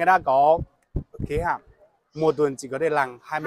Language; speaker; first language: Vietnamese; non-native, fluent; Chinese